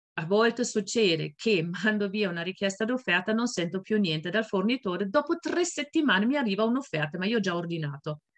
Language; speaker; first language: Italian; non-native, fluent; German